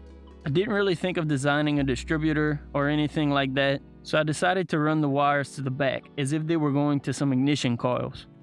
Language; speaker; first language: English; native; English